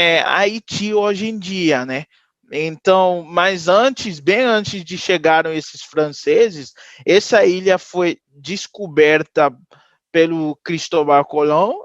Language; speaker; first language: Portuguese; non-native, fluent; Haitian Creole